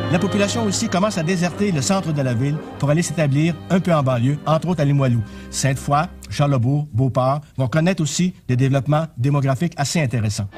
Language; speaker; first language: French; native; French